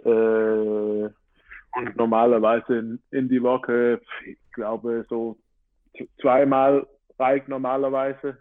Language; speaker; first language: German; non-native, fluent; Danish